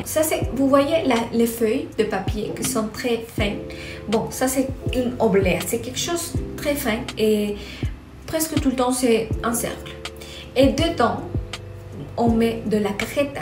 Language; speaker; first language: French; non-native, fluent; Spanish